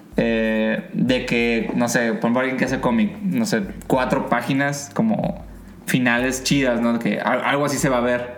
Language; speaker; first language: Spanish; native; Spanish